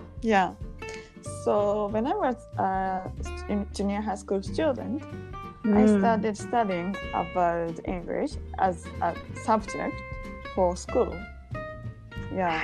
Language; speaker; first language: English; non-native, learner; Japanese